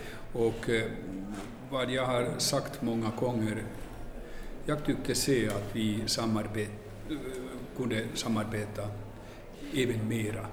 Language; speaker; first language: Swedish; non-native, local second language; Finnish